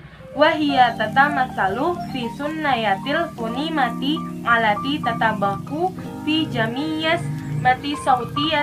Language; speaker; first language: Arabic; non-native, learner; Indonesian